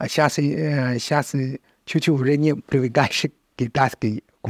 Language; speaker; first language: Russian; non-native, learner; Chinese